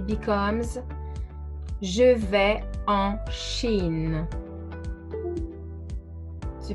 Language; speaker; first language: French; non-native, fluent; English